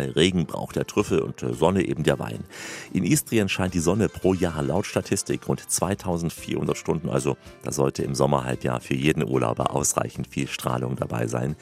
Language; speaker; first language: German; native; German